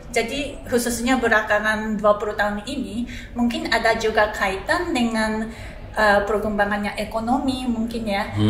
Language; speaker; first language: Indonesian; non-native, fluent; Japanese